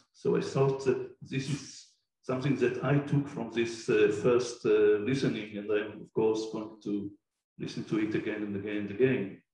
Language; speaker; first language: English; non-native, fluent; Hebrew